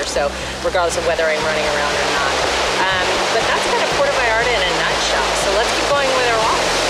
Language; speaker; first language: English; native; English